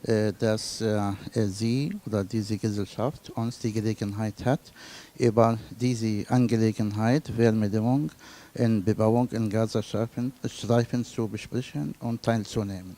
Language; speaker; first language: German; non-native, fluent; Arabic